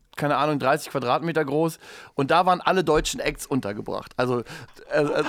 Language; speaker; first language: German; native; German